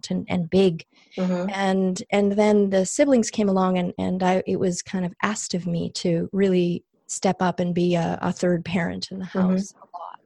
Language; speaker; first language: English; native; English